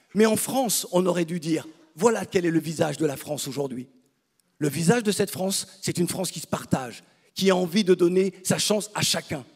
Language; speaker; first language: French; native; French